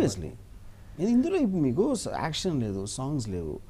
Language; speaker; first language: Telugu; native; Telugu